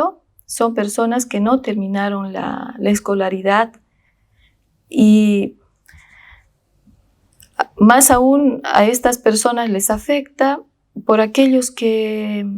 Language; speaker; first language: Spanish; native; Spanish